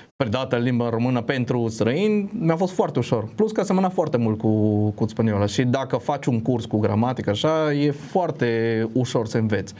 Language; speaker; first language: Romanian; non-native, fluent; Spanish